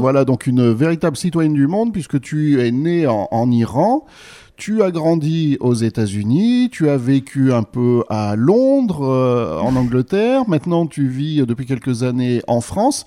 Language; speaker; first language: French; native; French